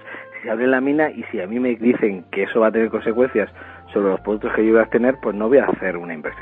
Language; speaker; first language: Spanish; native; Spanish